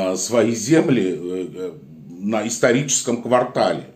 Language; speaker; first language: Russian; native; Russian